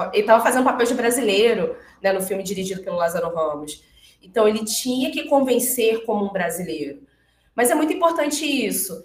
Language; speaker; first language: Portuguese; native; Portuguese